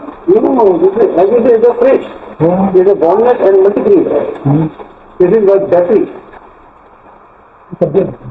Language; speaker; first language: English; non-native, learner; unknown